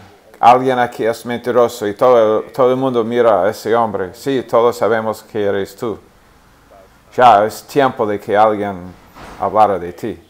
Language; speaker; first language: Spanish; non-native, fluent; English